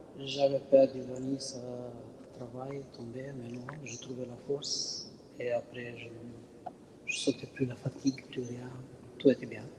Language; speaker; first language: French; non-native, learner; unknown